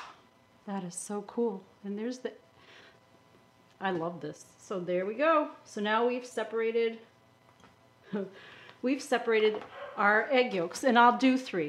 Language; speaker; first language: English; native; English